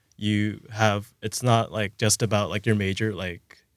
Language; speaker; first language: English; early bilingual, other home language; Korean